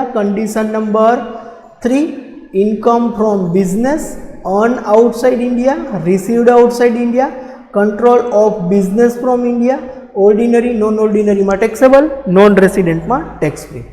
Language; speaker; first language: English; non-native, local second language; Gujarati